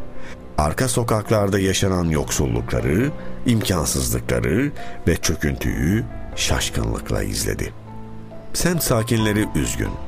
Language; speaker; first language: Turkish; native; Turkish